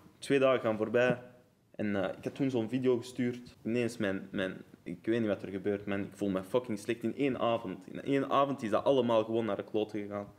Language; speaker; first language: Dutch; early bilingual, other home language; Arabic